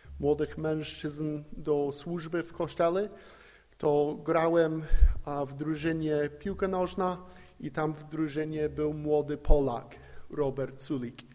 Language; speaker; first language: Polish; non-native, fluent; English